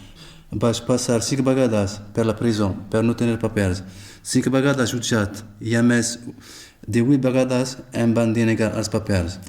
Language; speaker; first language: Catalan; non-native, fluent; Arabic